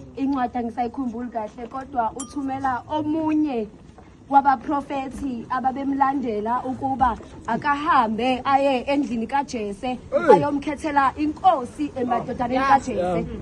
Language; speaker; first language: Zulu; native; Zulu